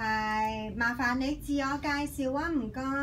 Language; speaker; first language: Chinese; native; Chinese